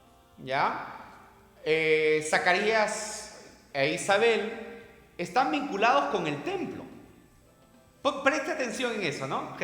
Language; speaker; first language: Spanish; native; Spanish